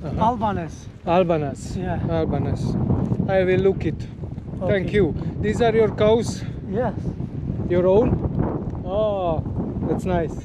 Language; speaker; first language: English; non-native, learner; Hungarian